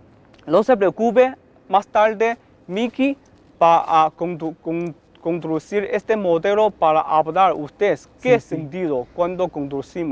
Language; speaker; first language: Spanish; non-native, learner; Chinese